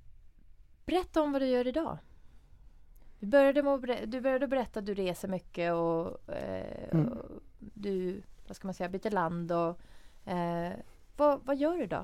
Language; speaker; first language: Swedish; early bilingual, other home language; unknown